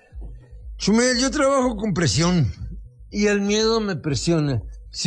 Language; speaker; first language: Spanish; native; Spanish